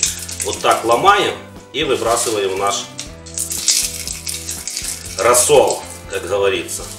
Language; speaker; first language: Russian; non-native, local second language; Ukrainian